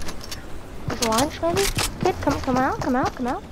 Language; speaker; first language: English; native; English